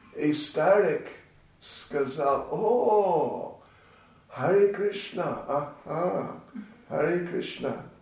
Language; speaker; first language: Russian; non-native, learner; English